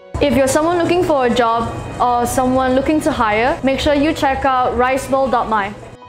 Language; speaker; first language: English; non-native, local second language; Chinese